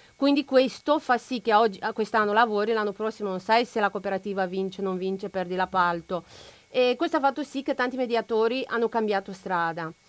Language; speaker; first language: Italian; non-native, fluent; Romanian